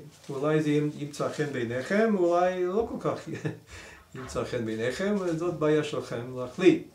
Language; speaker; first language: Hebrew; non-native, fluent; English